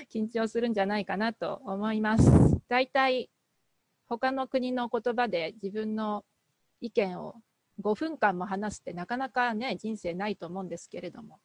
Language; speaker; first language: Japanese; native; Japanese